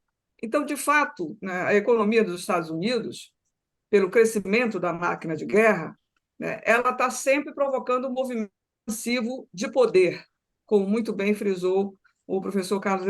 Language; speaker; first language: Portuguese; native; Portuguese